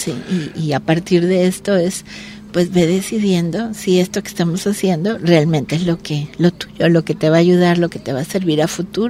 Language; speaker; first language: Spanish; native; Spanish